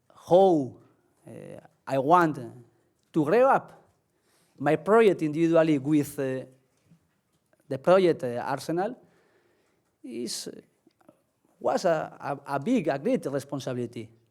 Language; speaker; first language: English; non-native, learner; Spanish